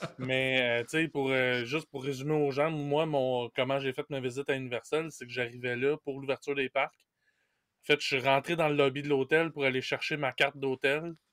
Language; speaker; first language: French; native; French